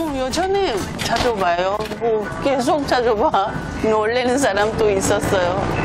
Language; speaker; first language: Korean; non-native, learner; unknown